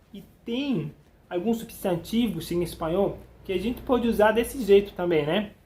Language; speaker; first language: Portuguese; non-native, fluent; Spanish